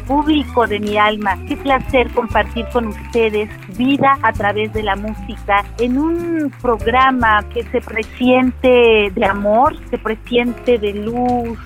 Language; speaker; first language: Spanish; native; Spanish